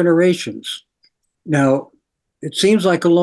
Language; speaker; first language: English; native; English